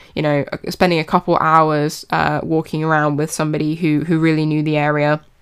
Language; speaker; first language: English; native; English